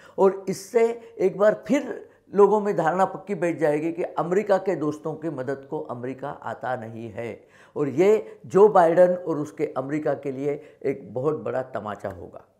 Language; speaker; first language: Hindi; non-native, local second language; Marathi